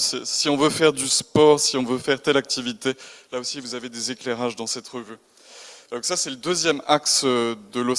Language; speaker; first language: French; native; French